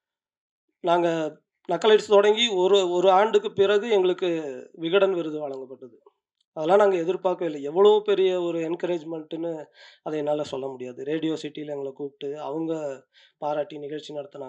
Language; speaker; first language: Tamil; native; Tamil